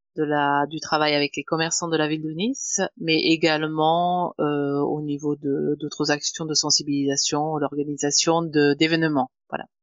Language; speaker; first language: French; non-native, fluent; German